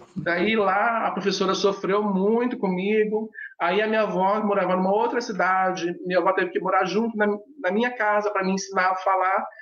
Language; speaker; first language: Portuguese; non-native, local second language; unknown